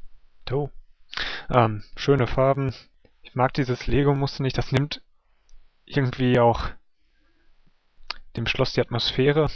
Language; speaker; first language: German; native; German